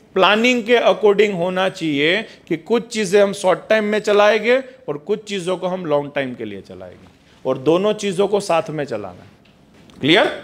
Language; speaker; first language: Hindi; non-native, local second language; Gujarati